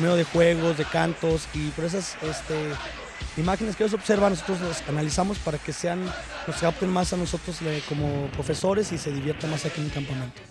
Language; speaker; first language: Spanish; native; Spanish